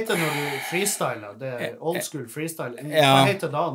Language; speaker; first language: Norwegian; native; Norwegian